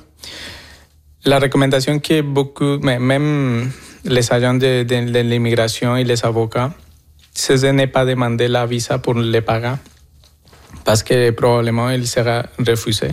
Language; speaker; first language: French; non-native, fluent; Spanish